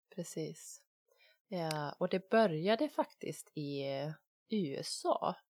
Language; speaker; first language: Swedish; non-native, fluent; Bosnian